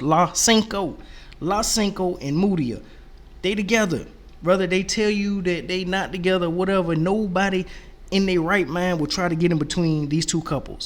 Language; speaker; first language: English; native; English